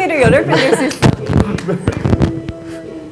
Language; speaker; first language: Korean; native; Korean